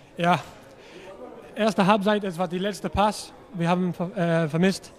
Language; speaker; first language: German; non-native, learner; English